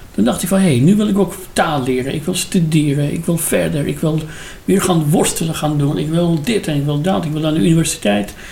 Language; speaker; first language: Dutch; non-native, fluent; Persian